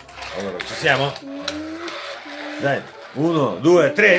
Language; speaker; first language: Italian; non-native, fluent; Russian